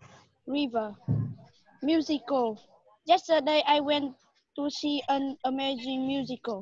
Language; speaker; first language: English; non-native, learner; Vietnamese